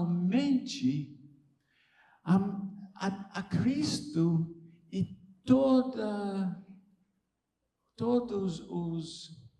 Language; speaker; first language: Portuguese; non-native, fluent; English